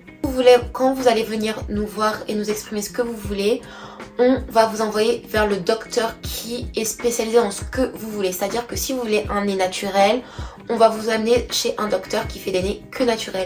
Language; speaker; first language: French; native; French